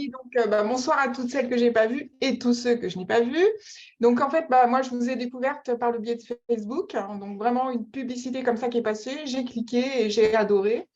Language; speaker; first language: French; native; French